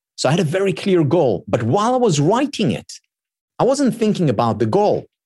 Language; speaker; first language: English; non-native, fluent; Hebrew